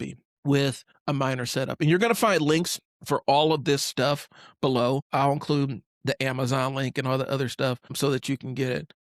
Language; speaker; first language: English; native; English